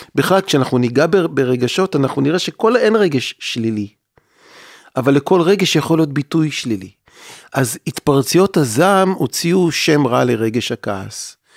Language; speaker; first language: Hebrew; native; Hebrew